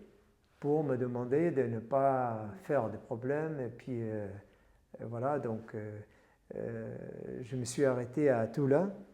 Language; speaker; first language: French; non-native, fluent; Arabic